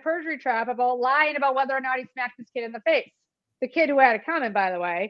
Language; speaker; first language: English; native; English